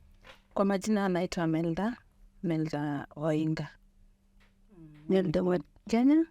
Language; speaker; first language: Swahili; native; Swahili